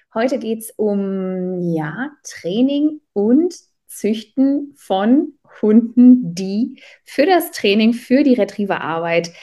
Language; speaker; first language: German; native; German